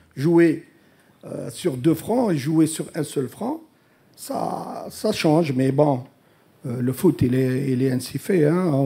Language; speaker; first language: French; non-native, local second language; Arabic